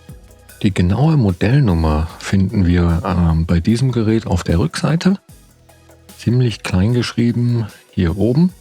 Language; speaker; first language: German; native; German